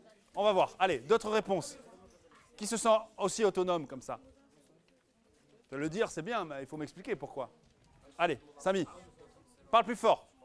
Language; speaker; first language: French; native; French